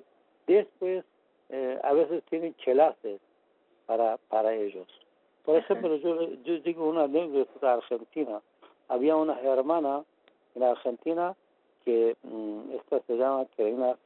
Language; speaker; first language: Spanish; non-native, fluent; Persian